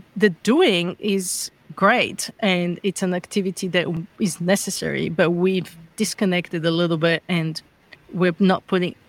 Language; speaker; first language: English; non-native, fluent; Bulgarian